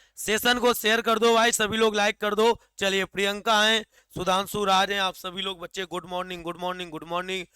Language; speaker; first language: Hindi; native; Hindi